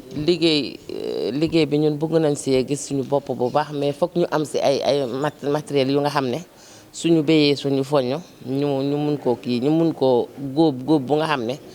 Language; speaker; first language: Wolof; non-native, local second language; Jola-Fonyi